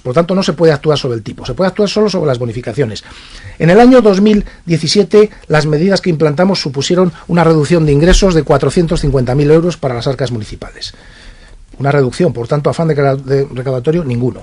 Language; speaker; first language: Spanish; native; Spanish